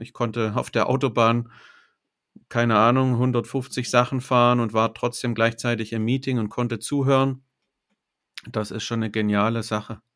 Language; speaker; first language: German; native; German